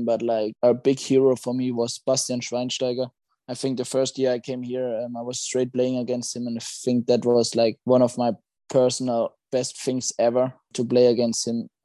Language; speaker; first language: English; non-native, fluent; German